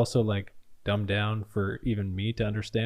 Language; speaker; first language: English; native; English